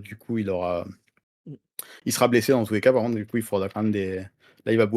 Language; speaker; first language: French; native; French